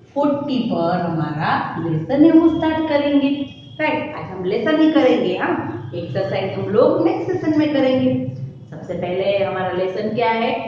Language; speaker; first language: Hindi; non-native, local second language; Gujarati